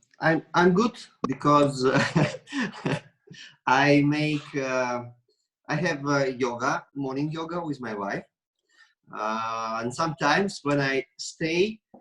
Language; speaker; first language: English; non-native, learner; Russian